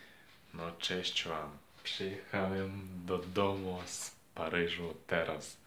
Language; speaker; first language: Polish; non-native, fluent; Ukrainian